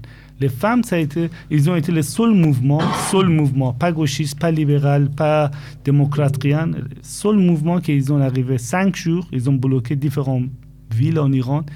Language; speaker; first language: French; non-native, fluent; Persian